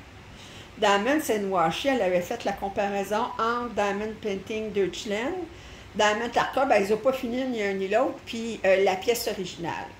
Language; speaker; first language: French; native; French